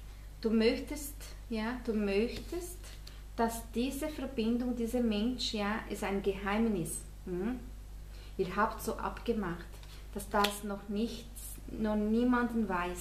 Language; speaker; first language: German; non-native, fluent; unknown